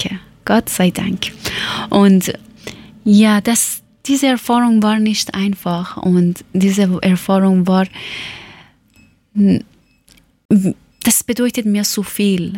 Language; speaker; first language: German; non-native, learner; Persian